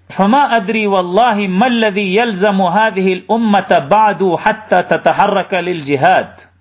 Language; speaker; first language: Urdu; native; Urdu